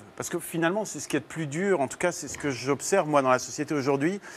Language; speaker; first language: French; native; French